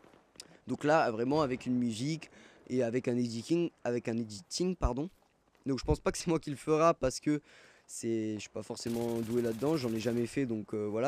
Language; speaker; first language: French; native; French